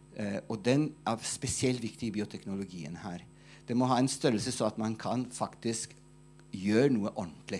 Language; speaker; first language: Norwegian; non-native, fluent; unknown